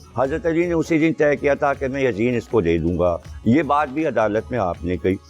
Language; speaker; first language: Urdu; native; Urdu